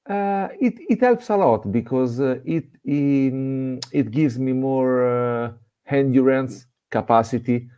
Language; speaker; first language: English; non-native, fluent; Italian